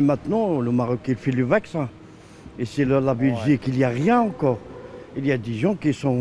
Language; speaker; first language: French; non-native, local second language; Arabic